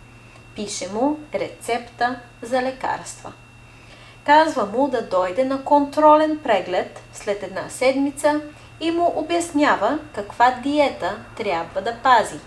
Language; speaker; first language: Bulgarian; non-native, fluent; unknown